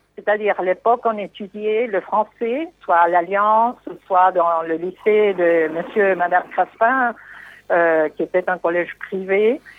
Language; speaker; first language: French; non-native, fluent; Spanish